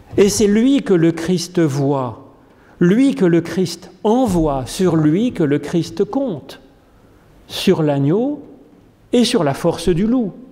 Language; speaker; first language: French; native; French